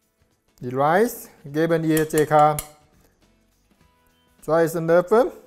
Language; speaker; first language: German; non-native, learner; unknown